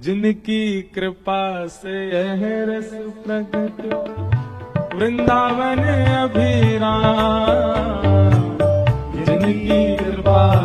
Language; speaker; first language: Hindi; native; Hindi